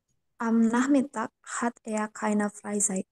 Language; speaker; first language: German; non-native, learner; Indonesian